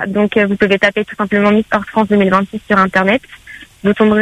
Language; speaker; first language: French; native; French